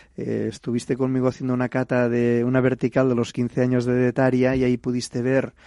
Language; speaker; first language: Spanish; native; Spanish